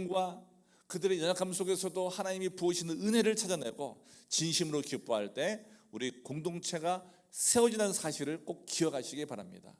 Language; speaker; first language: Korean; native; Korean